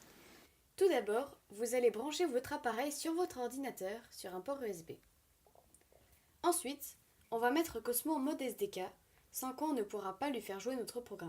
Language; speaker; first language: French; native; French